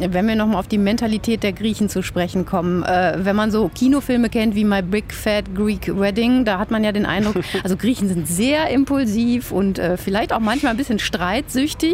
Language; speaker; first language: German; native; German